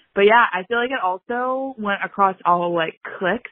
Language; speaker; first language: English; native; English